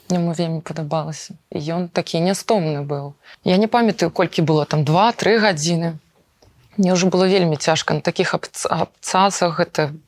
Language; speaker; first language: Belarusian; native; Belarusian